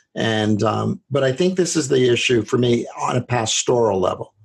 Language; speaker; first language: English; native; English